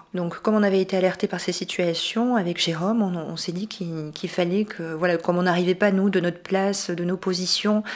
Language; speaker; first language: French; native; French